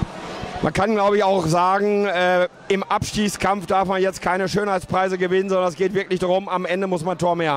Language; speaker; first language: German; native; German